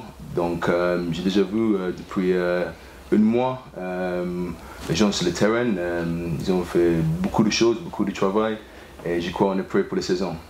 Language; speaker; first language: French; non-native, fluent; English